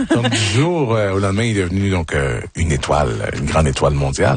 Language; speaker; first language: French; native; French